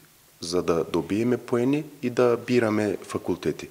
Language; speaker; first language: Macedonian; non-native, fluent; Turkish